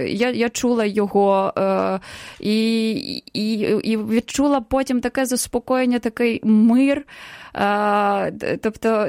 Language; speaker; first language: Ukrainian; native; Ukrainian